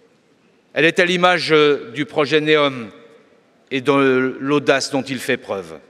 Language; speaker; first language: French; native; French